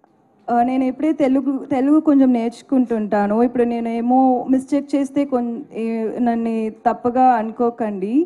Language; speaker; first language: Telugu; non-native, learner; Tamil